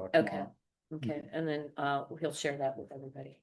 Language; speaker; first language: English; native; English